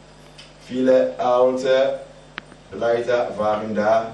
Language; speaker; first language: German; non-native, fluent; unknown